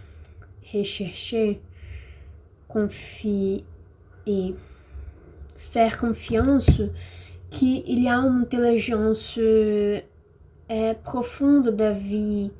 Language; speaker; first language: French; non-native, learner; Portuguese